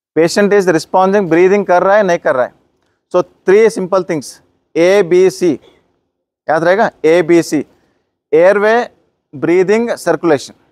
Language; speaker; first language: Hindi; non-native, local second language; Kannada